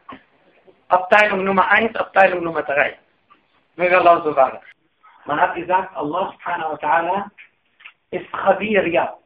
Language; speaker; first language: German; non-native, fluent; Arabic